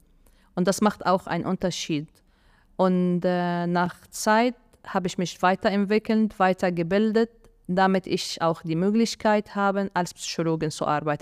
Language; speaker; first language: German; non-native, fluent; Arabic